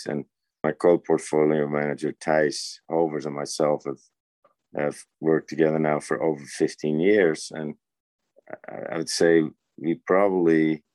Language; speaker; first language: English; non-native, fluent; Dutch